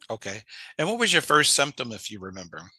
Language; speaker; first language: English; native; English